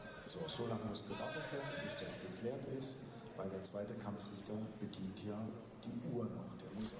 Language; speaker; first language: German; native; German